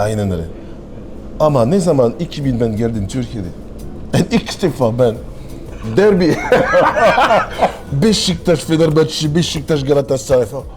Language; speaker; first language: Turkish; non-native, learner; French